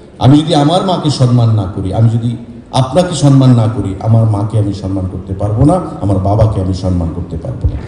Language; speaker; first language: Bangla; native; Bangla